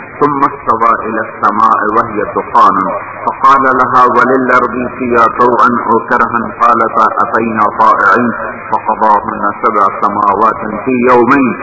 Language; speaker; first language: Urdu; non-native, local second language; Punjabi